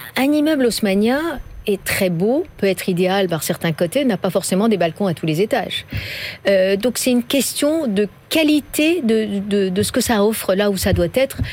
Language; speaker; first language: French; non-native, fluent; Persian